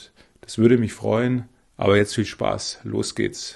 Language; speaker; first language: German; native; German